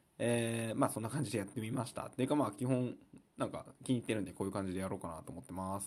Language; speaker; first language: Japanese; native; Japanese